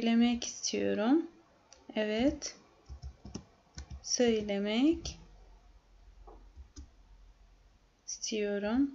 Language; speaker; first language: Turkish; non-native, fluent; Arabic